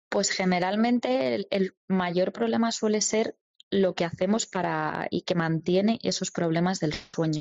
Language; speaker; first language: Spanish; native; Spanish